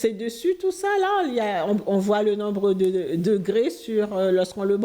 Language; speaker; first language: French; non-native, local second language; Haitian Creole